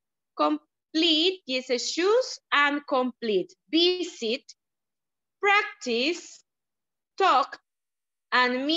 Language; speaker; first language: English; non-native, learner; Spanish